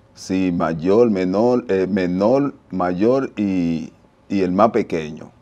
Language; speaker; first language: Spanish; native; Spanish